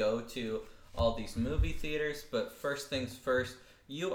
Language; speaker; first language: English; native; English